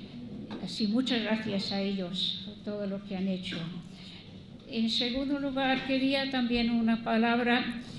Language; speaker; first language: Spanish; non-native, fluent; English